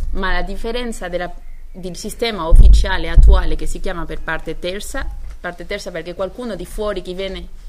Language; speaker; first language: Italian; non-native, learner; Spanish